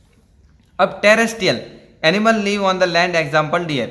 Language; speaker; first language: Hindi; native; Hindi